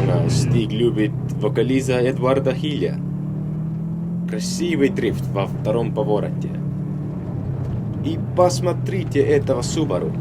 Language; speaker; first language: Russian; non-native, learner; Estonian